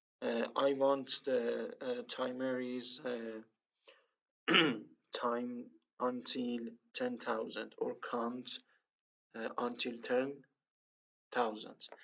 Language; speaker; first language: English; non-native, learner; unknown